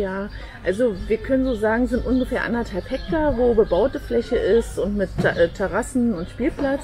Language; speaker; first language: German; native; German